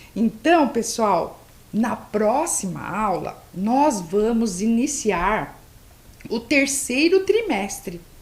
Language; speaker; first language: Portuguese; native; Portuguese